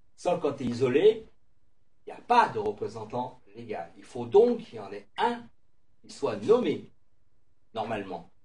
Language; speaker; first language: French; native; French